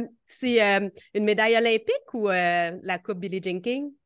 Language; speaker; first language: French; native; French